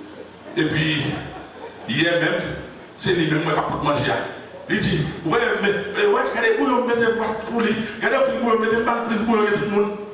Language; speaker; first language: French; non-native, local second language; Haitian Creole